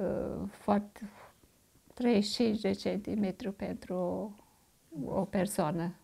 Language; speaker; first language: Romanian; non-native, local second language; German